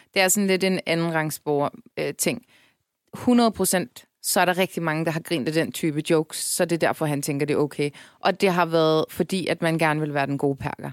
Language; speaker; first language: Danish; early bilingual, other home language; Turkish